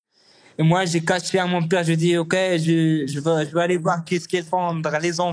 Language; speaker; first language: French; non-native, learner; Arabic